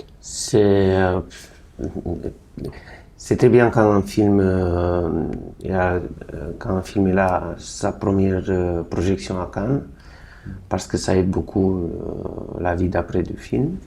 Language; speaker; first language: French; non-native, fluent; Romanian